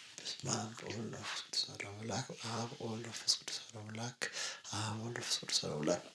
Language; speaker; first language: Amharic; non-native, local second language; Sebat Bet Gurage